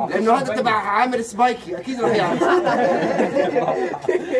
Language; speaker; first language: Arabic; native; Arabic